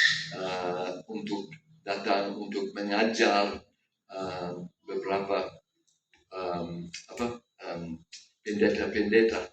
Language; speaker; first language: Indonesian; non-native, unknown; English